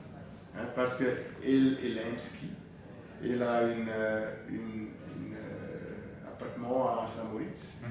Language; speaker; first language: French; non-native, fluent; German